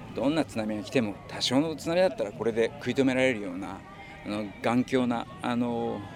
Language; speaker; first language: Japanese; native; Japanese